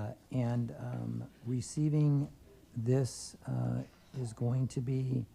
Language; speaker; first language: English; native; English